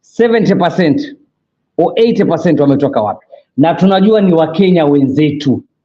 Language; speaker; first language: Swahili; native; Swahili